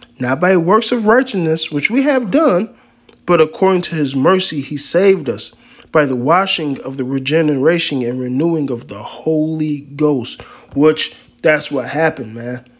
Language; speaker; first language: English; native; English